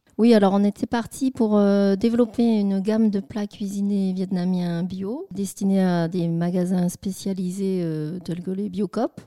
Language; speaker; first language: French; non-native, fluent; Vietnamese